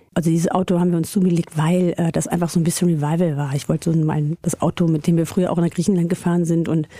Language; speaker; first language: German; early bilingual, other home language; Greek